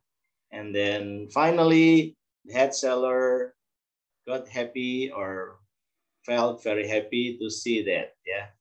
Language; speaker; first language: English; non-native, learner; Indonesian